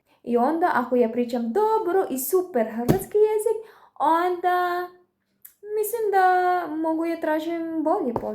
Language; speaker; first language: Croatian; non-native, learner; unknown